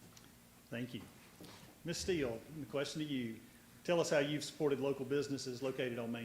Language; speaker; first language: English; native; English